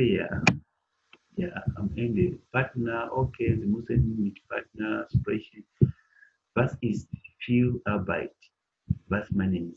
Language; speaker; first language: German; non-native, learner; English